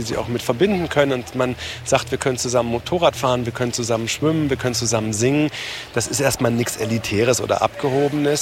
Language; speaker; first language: German; native; German